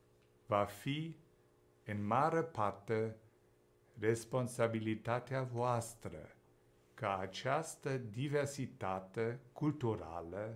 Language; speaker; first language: Romanian; non-native, fluent; German